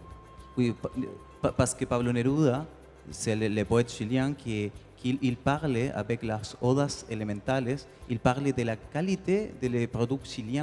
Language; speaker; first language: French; non-native, learner; Spanish